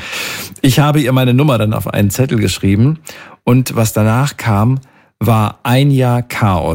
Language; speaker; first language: German; native; German